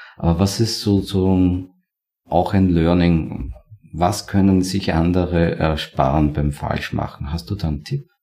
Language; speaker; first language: German; native; German